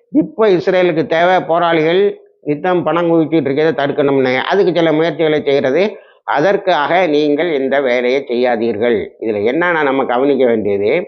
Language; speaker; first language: Tamil; native; Tamil